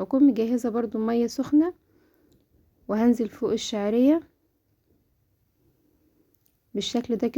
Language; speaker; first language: Arabic; native; Arabic